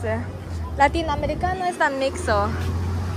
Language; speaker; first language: Spanish; non-native, learner; Japanese